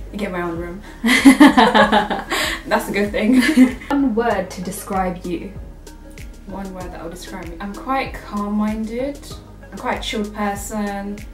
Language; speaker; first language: English; native; English